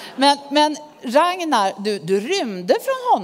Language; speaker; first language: Swedish; native; Swedish